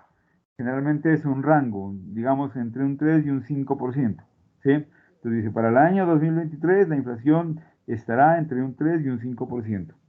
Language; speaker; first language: Spanish; native; Spanish